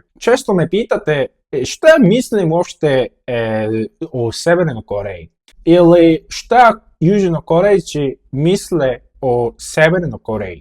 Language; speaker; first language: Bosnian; non-native, fluent; Korean